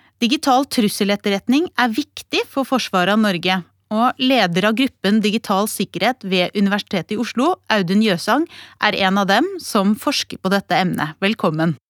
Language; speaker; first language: Norwegian; native; Norwegian